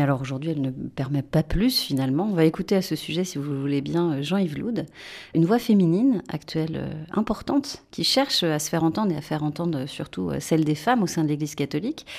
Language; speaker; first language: French; native; French